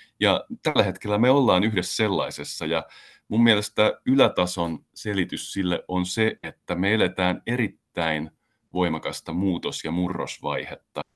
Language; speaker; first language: Finnish; native; Finnish